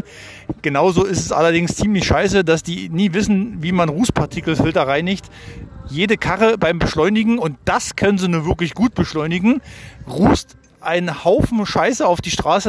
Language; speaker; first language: German; native; German